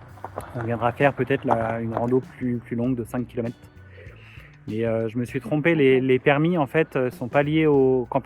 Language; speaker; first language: French; native; French